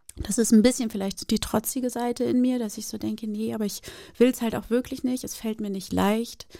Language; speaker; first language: German; early bilingual, other home language; Portuguese